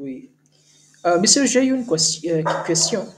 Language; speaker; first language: French; non-native, learner; Hindi